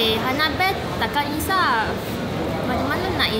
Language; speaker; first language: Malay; non-native, local second language; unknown